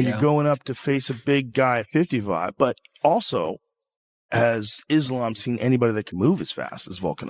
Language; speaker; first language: English; native; English